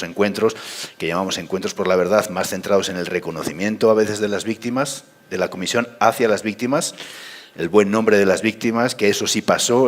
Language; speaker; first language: Spanish; native; Spanish